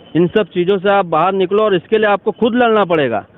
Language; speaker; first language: Hindi; non-native, local second language; Urdu